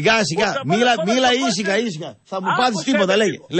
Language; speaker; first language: Greek; native; Greek